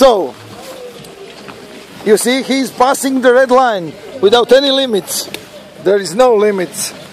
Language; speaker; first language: English; non-native, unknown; Croatian